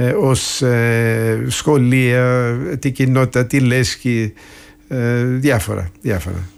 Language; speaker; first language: Greek; early bilingual, heritage; Greek